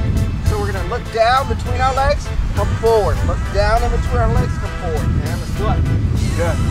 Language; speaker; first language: English; non-native, fluent; Portuguese